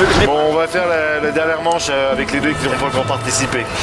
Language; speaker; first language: French; native; French